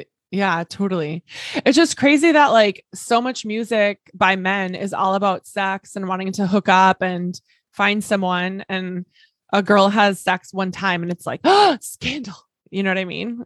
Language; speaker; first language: English; native; English